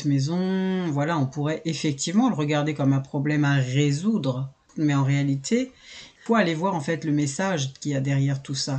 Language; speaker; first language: French; native; French